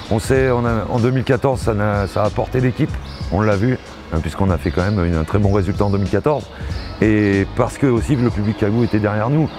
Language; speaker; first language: French; native; French